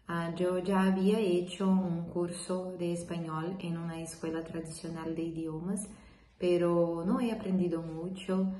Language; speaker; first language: Spanish; non-native, learner; Portuguese